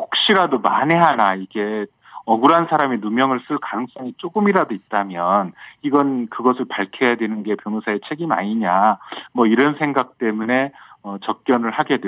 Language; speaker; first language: Korean; native; Korean